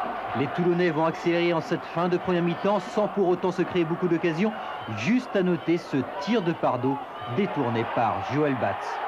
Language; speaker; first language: French; native; French